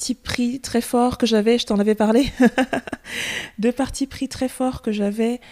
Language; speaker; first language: French; native; French